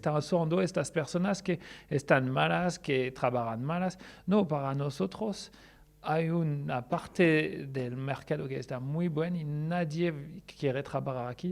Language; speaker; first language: Spanish; non-native, learner; French